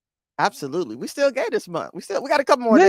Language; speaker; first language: English; native; English